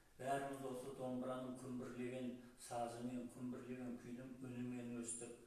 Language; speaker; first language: Kazakh; native; Kazakh